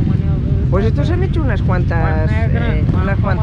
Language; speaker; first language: Spanish; native; Spanish